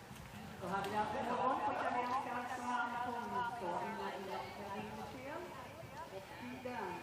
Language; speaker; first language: Swedish; native; Swedish